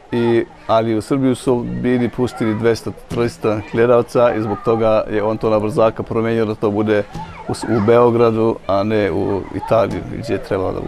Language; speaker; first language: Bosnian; early bilingual, heritage; Bosnian